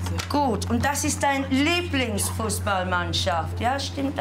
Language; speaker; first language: German; non-native, fluent; English